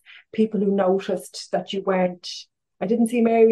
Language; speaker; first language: English; native; English